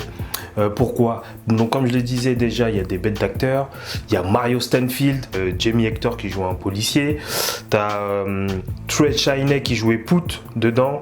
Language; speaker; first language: French; native; French